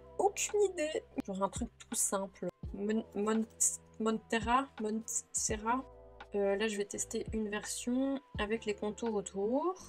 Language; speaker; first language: French; native; French